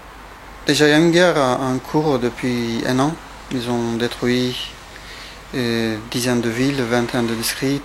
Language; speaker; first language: French; non-native, fluent; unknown